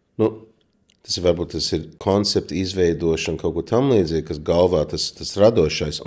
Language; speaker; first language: Latvian; early bilingual, heritage; Latvian